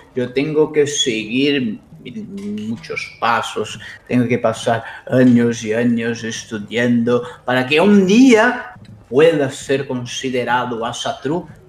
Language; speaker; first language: Spanish; non-native, fluent; Portuguese